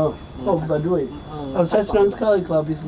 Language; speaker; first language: Indonesian; non-native, fluent; English